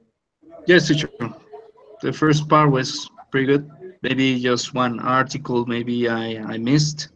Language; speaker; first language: English; non-native, learner; Spanish